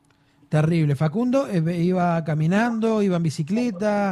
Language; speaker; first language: Spanish; native; Spanish